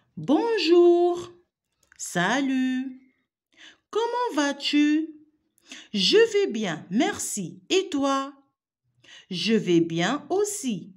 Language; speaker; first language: French; non-native, local second language; Arabic